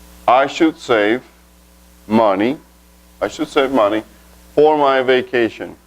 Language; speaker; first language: English; non-native, fluent; Spanish